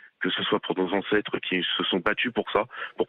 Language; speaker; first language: French; native; French